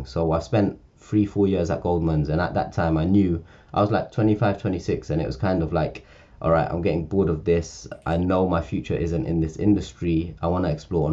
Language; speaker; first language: English; native; English